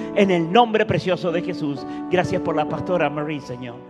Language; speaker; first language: Spanish; native; Spanish